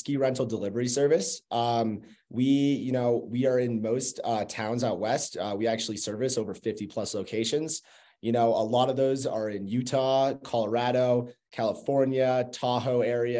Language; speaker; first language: English; native; English